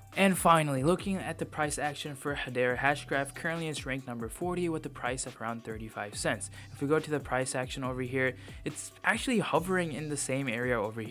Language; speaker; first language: English; native; English